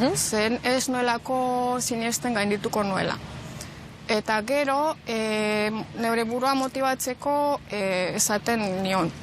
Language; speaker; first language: Basque; non-native, fluent; Romanian